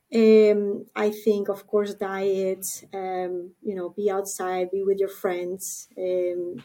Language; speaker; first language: English; non-native, fluent; Spanish